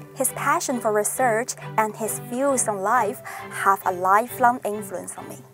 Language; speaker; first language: English; non-native, fluent; Chinese